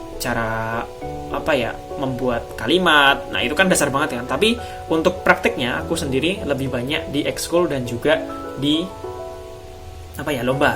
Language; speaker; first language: Indonesian; native; Indonesian